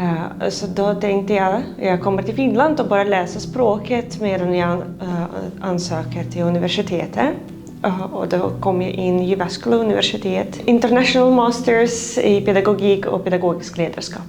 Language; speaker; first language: Swedish; non-native, fluent; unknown